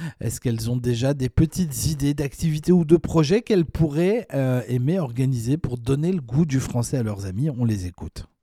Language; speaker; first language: French; native; French